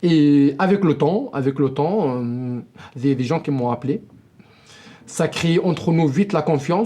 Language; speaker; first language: French; non-native, local second language; Arabic